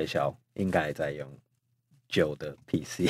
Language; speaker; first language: Chinese; non-native, fluent; English